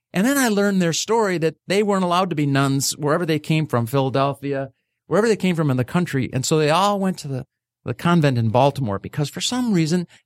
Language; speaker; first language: English; native; English